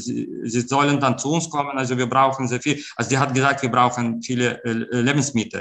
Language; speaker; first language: German; non-native, fluent; Ukrainian